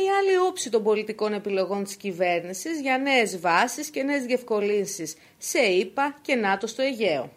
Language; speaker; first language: Greek; native; Greek